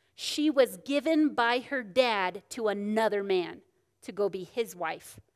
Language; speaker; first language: English; native; English